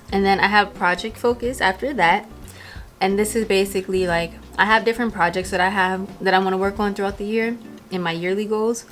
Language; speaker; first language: English; native; English